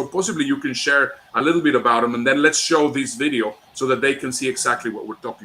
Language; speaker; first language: English; non-native, fluent; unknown